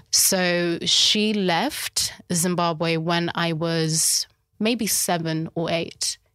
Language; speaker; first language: English; early bilingual, other home language; Shona